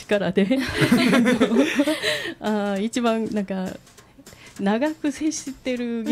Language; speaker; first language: Japanese; non-native, fluent; Korean